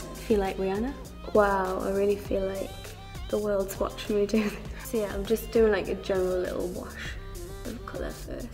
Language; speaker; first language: English; native; English